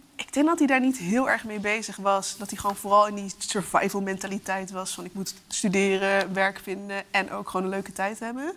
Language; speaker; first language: Dutch; native; Dutch